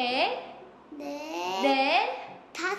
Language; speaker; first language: Korean; early bilingual, other home language; Russian